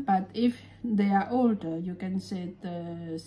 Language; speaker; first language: English; non-native, fluent; Indonesian